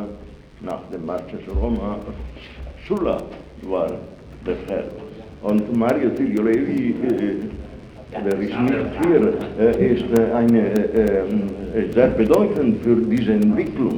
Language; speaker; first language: German; non-native, fluent; Italian